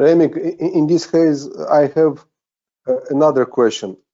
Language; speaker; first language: English; non-native, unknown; Romanian